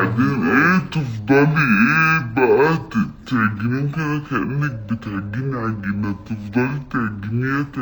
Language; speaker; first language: Arabic; native; Arabic